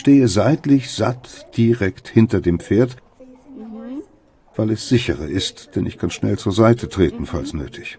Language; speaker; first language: German; native; German